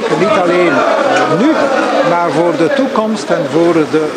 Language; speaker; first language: Dutch; non-native, local second language; French